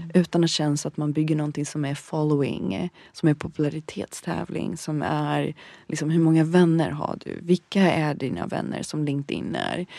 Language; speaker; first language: Swedish; early bilingual, other home language; Bosnian